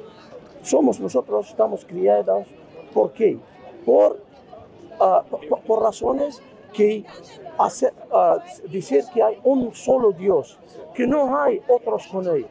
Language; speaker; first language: Spanish; non-native, fluent; Arabic